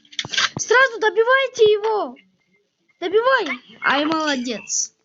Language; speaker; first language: Russian; non-native, local second language; Kyrgyz